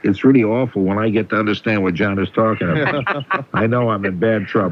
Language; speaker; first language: English; native; English